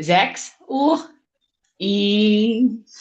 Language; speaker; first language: German; non-native, learner; Portuguese